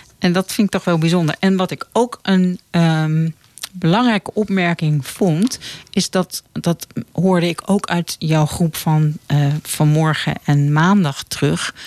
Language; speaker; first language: Dutch; native; Dutch